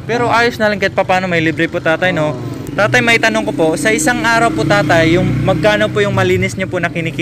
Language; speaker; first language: Filipino; native; Filipino